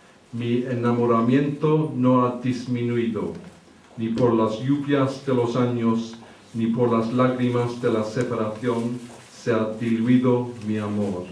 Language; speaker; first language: Spanish; early bilingual, heritage; English